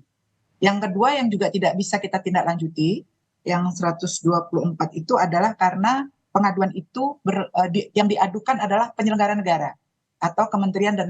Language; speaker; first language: Indonesian; native; Indonesian